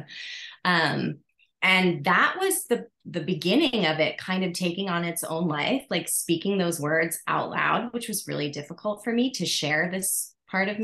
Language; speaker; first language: English; native; English